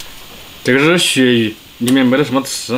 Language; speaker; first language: Chinese; native; Chinese